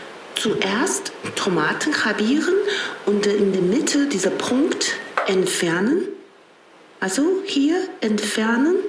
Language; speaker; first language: German; non-native, fluent; Chinese